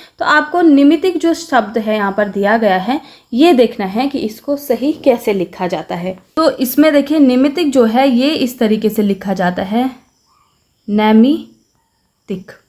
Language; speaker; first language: Hindi; native; Hindi